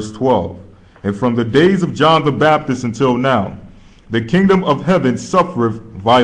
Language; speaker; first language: English; native; English